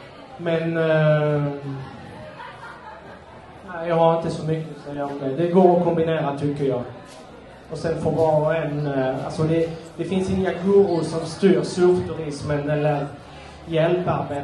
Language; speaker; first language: Swedish; non-native, fluent; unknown